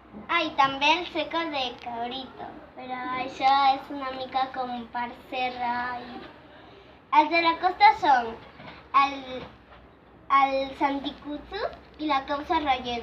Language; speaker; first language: Catalan; early bilingual, other home language; Spanish